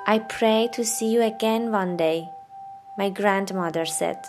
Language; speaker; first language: Norwegian; non-native, fluent; Persian